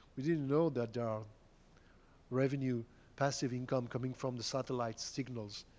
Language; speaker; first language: English; non-native, fluent; French